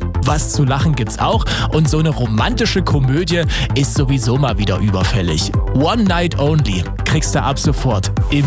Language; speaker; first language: German; native; German